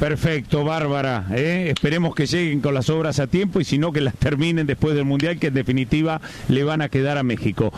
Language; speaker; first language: Spanish; native; Spanish